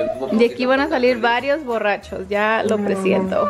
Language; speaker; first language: Spanish; early bilingual, heritage; Spanish